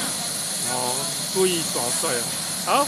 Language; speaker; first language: Chinese; native; Chinese